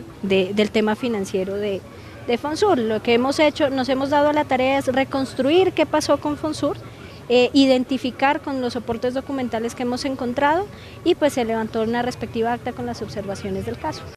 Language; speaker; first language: Spanish; native; Spanish